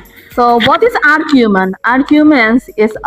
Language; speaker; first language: English; non-native, fluent; Indonesian